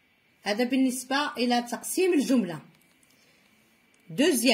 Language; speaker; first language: Arabic; native; Arabic